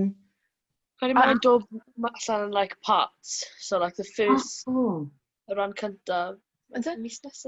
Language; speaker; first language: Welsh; native; Welsh